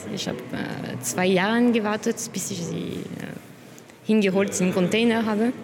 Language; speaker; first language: German; non-native, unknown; French